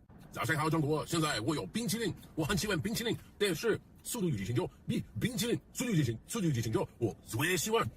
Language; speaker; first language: Chinese; non-native, learner; English